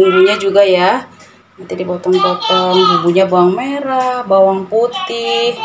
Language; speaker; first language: Indonesian; native; Indonesian